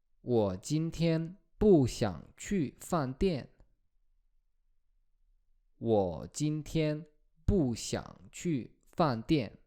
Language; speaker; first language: Chinese; non-native, fluent; Polish